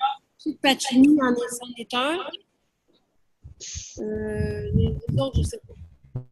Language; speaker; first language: French; native; French